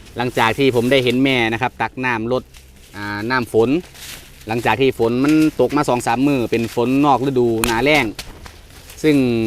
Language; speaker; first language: Thai; native; Thai